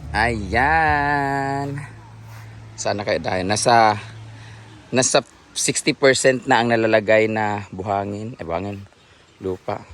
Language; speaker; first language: Filipino; non-native, local second language; Cebuano